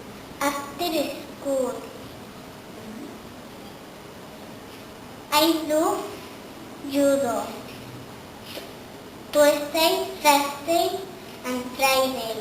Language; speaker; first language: English; non-native, learner; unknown